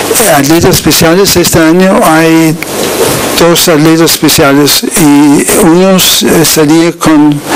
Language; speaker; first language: Spanish; non-native, learner; Danish